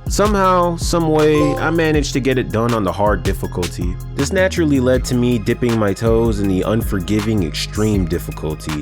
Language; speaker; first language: English; native; English